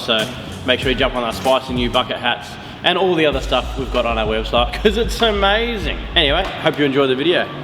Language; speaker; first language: English; native; English